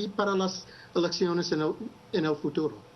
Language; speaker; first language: Spanish; non-native, fluent; English